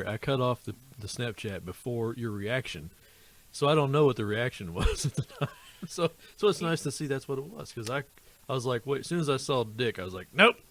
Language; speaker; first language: English; native; English